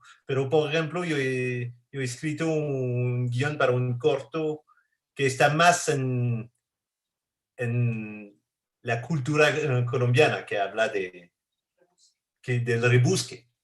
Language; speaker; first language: Spanish; non-native, fluent; French